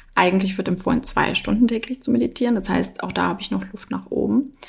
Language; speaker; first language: German; native; German